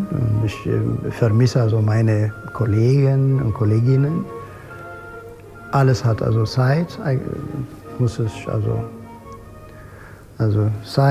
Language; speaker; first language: German; non-native, fluent; Amharic